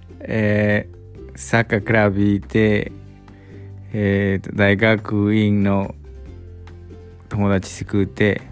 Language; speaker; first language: Japanese; non-native, learner; Spanish